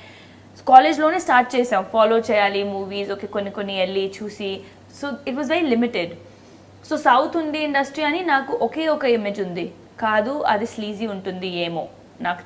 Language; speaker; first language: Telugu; non-native, learner; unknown